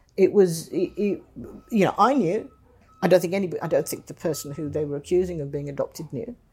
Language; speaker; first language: English; native; English